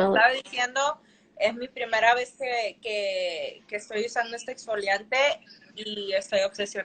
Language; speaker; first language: Spanish; early bilingual, heritage; Spanish